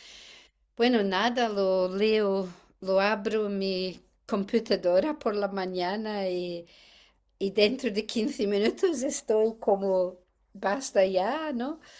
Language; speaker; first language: Spanish; non-native, fluent; English